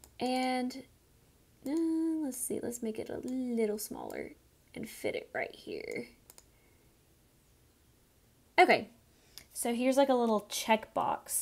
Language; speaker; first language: English; native; English